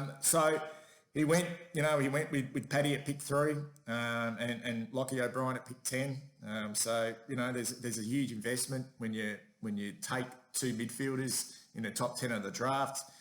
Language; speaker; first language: English; native; English